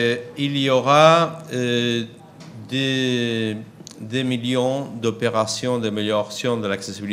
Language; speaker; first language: French; non-native, fluent; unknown